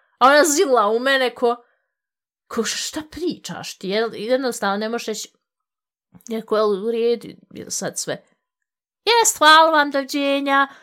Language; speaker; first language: Bosnian; early bilingual, heritage; Bosnian